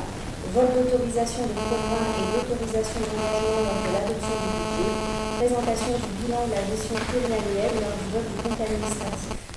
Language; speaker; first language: French; native; French